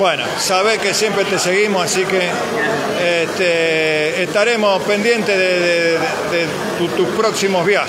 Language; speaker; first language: Spanish; native; Spanish